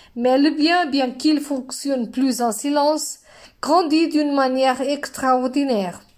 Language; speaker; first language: French; non-native, fluent; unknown